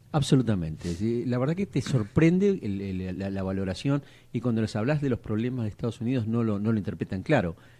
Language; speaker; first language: Spanish; native; Spanish